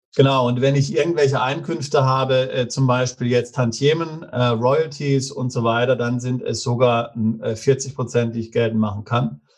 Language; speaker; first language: German; native; German